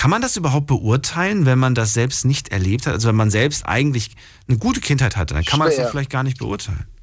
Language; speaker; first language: German; native; German